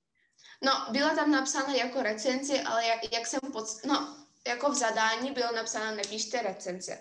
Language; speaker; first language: Czech; non-native, fluent; Russian